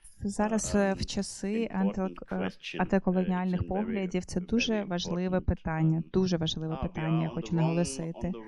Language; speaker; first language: Ukrainian; non-native, learner; German